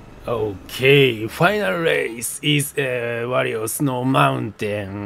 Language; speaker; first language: English; non-native, learner; Japanese